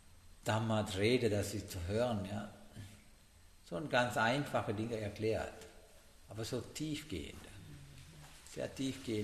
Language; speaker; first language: German; non-native, learner; Sinhala